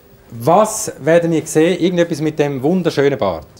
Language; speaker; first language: German; native; German